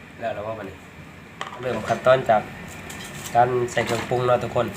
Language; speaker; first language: Thai; non-native, local second language; Northeastern Thai